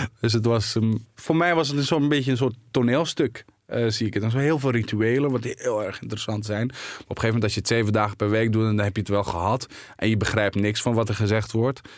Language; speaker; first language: Dutch; early bilingual, other home language; Arabic